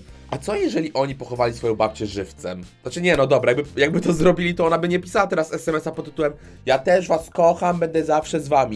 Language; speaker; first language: Polish; native; Polish